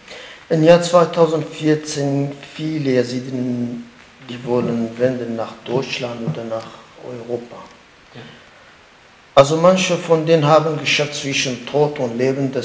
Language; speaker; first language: German; non-native, learner; Kurdish